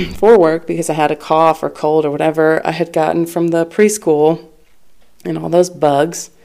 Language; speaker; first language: English; native; English